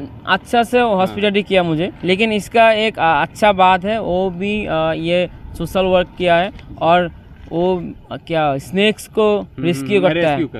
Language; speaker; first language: Hindi; non-native, learner; Bangla